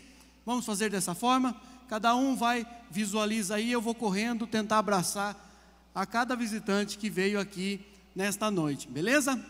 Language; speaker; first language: Portuguese; native; Portuguese